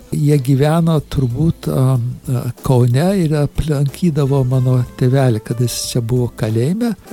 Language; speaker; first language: Lithuanian; early bilingual, heritage; Lithuanian